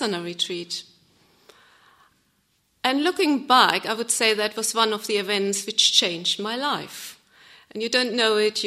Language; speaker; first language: English; non-native, fluent; German